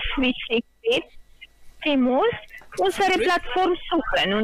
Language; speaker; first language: German; non-native, learner; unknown